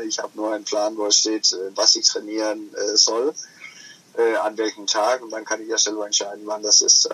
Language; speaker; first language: German; non-native, fluent; Danish